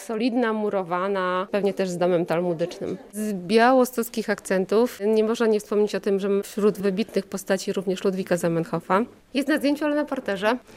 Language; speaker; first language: Polish; native; Polish